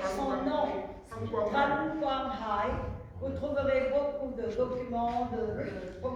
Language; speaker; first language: French; non-native, fluent; Vietnamese